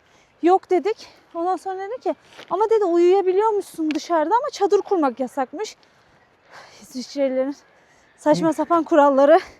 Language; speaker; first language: Turkish; native; Turkish